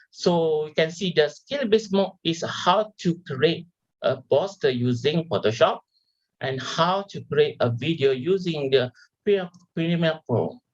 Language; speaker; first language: English; non-native, local second language; Malay